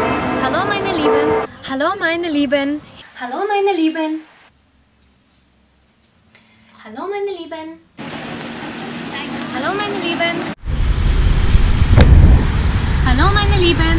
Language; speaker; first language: German; non-native, fluent; Russian